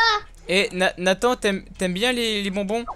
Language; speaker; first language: French; native; French